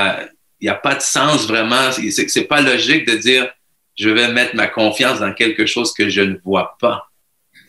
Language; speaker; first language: French; native; French